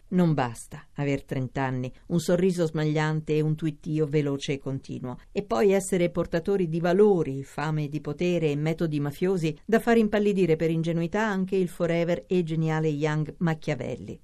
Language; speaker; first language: Italian; native; Italian